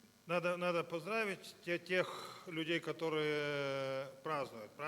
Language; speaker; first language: Russian; native; Russian